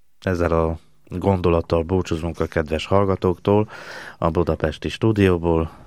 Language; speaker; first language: Hungarian; native; Hungarian